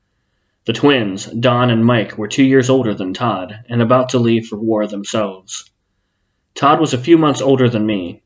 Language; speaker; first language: English; native; English